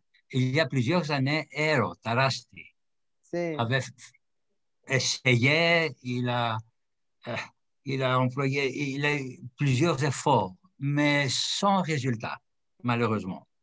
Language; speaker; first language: French; non-native, fluent; Greek